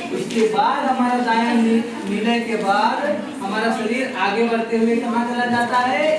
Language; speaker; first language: Hindi; native; Hindi